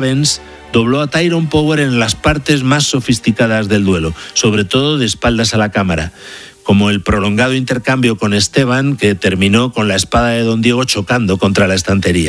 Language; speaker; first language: Spanish; native; Spanish